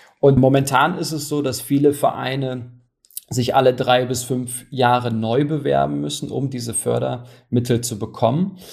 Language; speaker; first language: German; early bilingual, other home language; Turkish